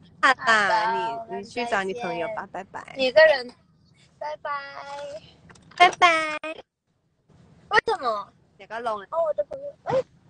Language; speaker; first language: Chinese; non-native, learner; Thai